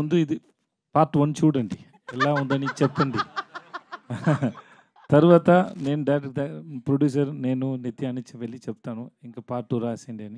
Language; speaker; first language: Telugu; non-native, learner; Tamil